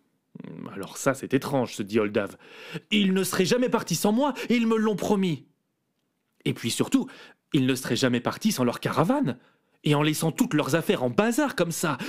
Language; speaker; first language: French; native; French